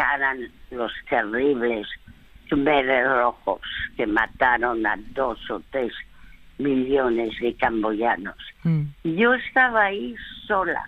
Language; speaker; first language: Spanish; early bilingual, other home language; French